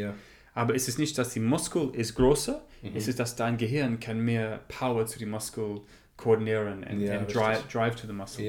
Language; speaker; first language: German; non-native, learner; English